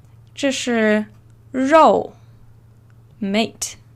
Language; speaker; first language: Chinese; non-native, fluent; English